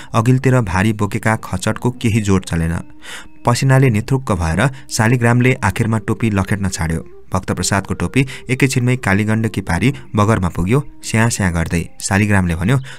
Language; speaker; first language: Nepali; native; Nepali